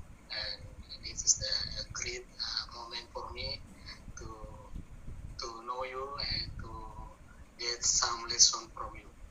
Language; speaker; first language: English; non-native, learner; Indonesian